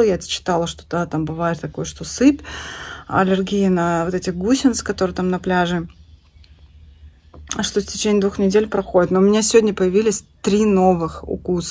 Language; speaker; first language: Russian; native; Russian